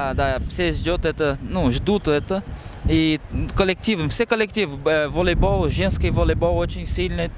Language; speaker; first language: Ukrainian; non-native, learner; Portuguese